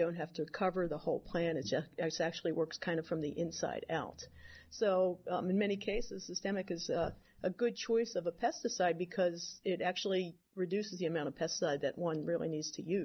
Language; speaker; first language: English; native; English